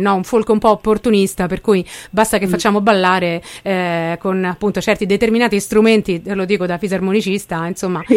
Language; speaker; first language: Italian; native; Italian